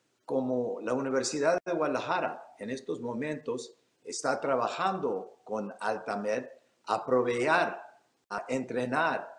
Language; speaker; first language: Spanish; early bilingual, heritage; Spanish